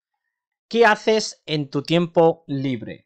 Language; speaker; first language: Spanish; non-native, fluent; Urdu